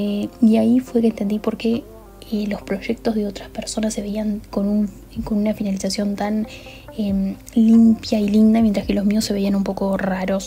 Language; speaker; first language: Spanish; native; Spanish